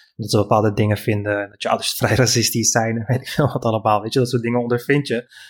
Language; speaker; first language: Dutch; non-native, fluent; Turkish